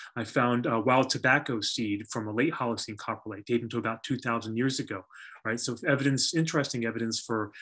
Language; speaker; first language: English; native; English